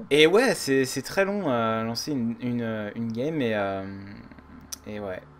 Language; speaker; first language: French; native; French